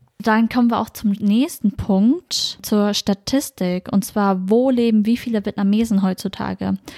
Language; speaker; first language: German; native; German